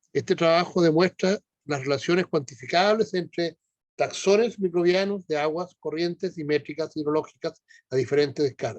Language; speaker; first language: Spanish; native; Spanish